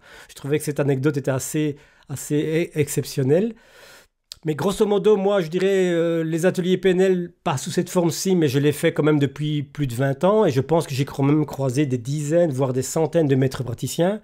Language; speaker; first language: French; native; French